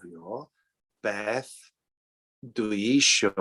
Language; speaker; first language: Welsh; non-native, learner; English